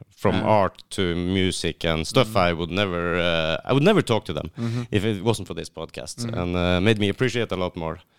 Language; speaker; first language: English; non-native, fluent; Norwegian